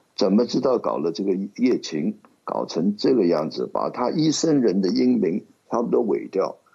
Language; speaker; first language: Chinese; non-native, local second language; Cantonese